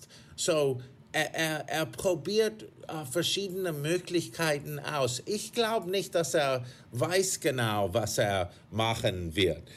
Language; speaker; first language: German; non-native, fluent; English